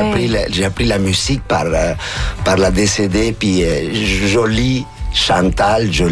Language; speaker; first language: French; non-native, fluent; Spanish